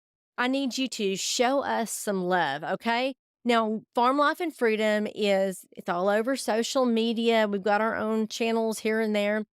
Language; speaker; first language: English; native; English